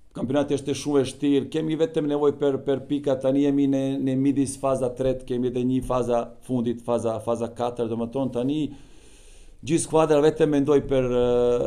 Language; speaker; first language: Albanian; non-native, learner; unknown